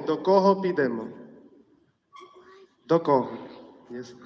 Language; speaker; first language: Ukrainian; non-native, fluent; Polish